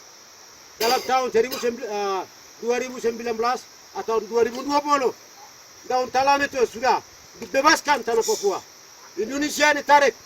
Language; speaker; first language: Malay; non-native, local second language; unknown